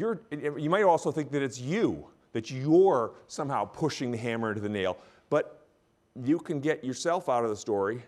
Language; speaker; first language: English; native; English